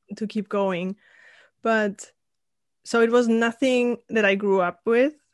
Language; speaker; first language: English; non-native, fluent; German